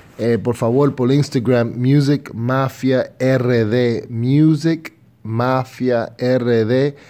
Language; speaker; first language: Spanish; early bilingual, heritage; Spanish